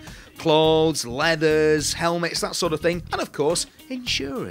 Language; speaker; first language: English; native; English